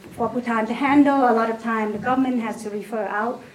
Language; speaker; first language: English; non-native, fluent; Thai